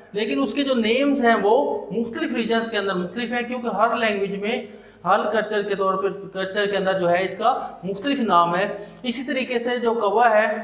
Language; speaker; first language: Urdu; non-native, local second language; Punjabi